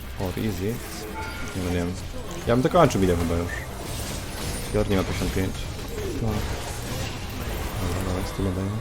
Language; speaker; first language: Polish; native; Polish